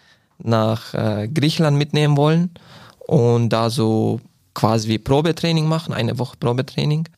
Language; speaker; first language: German; non-native, fluent; Croatian